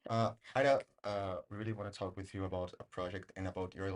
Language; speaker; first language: English; non-native, learner; Portuguese